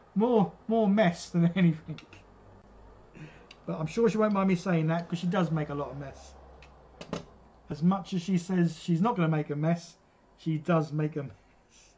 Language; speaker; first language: English; native; English